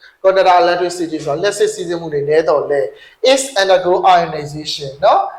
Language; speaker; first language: English; non-native, learner; Burmese